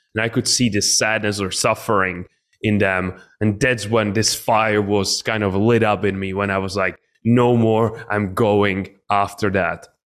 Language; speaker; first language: English; non-native, fluent; Czech